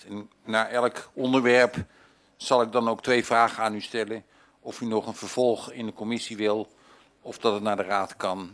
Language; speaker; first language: Dutch; native; Dutch